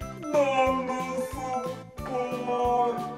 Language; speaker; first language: Italian; native; Italian